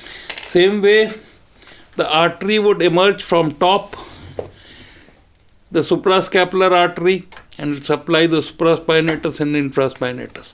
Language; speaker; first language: English; non-native, local second language; Hindi